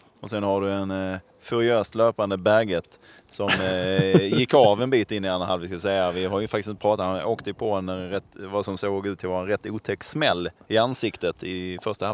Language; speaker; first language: Swedish; native; Swedish